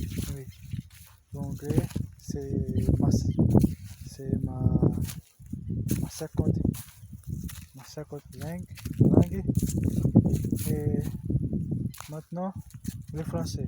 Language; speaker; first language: French; non-native, learner; Portuguese